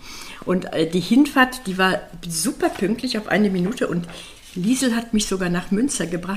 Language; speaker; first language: German; native; German